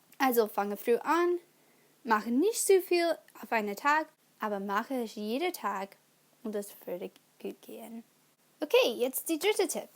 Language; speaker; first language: German; non-native, learner; English